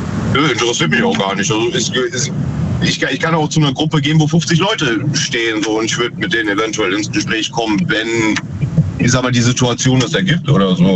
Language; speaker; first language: German; native; German